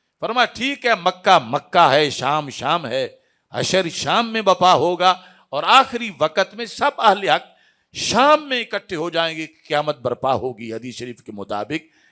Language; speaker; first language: Urdu; non-native, local second language; Punjabi